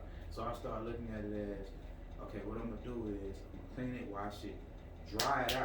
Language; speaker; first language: English; native; English